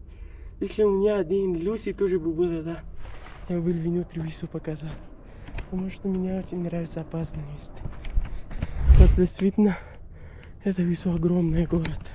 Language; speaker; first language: Russian; non-native, learner; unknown